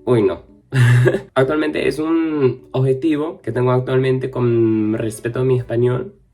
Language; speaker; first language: Spanish; non-native, fluent; English